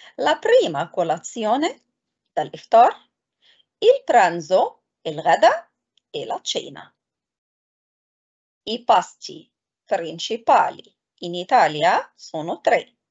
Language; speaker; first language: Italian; non-native, fluent; Arabic